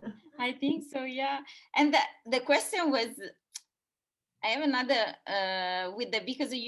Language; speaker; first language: English; non-native, fluent; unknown